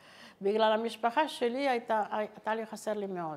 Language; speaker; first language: Hebrew; non-native, fluent; Italian